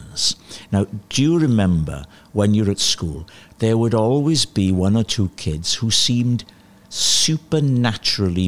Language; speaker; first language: English; native; English